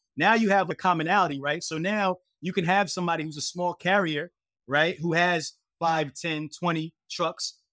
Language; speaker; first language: English; native; English